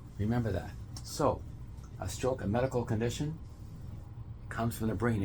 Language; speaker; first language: English; native; English